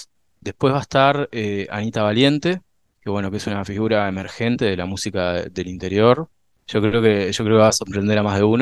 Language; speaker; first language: Spanish; native; Spanish